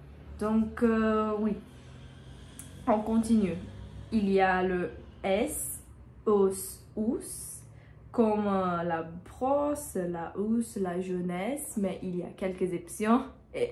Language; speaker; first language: French; non-native, learner; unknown